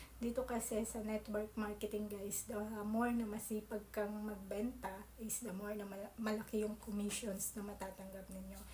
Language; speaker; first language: Filipino; native; Filipino